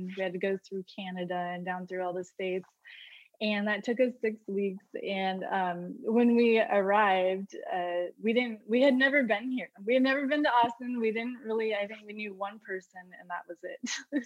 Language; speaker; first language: English; native; English